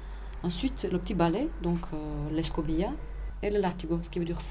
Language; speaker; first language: French; non-native, fluent; Bosnian